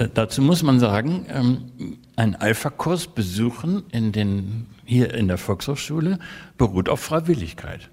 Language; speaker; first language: German; native; German